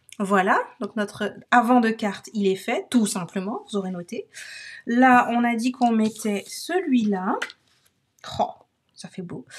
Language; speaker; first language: French; native; French